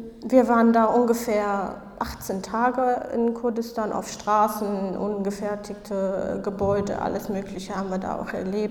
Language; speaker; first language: German; non-native, fluent; Kurdish